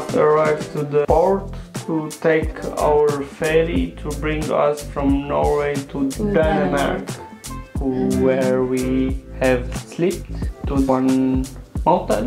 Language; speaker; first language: English; non-native, learner; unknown